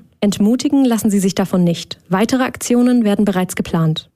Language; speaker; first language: German; native; German